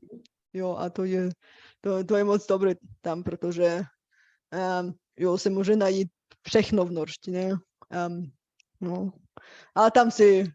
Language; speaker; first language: Czech; non-native, fluent; Bulgarian